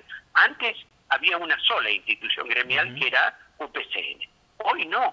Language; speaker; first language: Spanish; native; Spanish